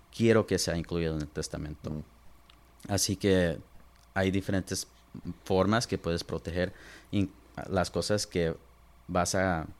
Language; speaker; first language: Spanish; early bilingual, heritage; Spanish